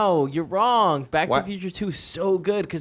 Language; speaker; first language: English; native; English